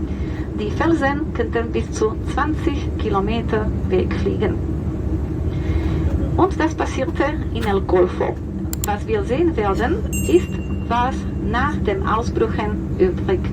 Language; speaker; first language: German; non-native, fluent; Spanish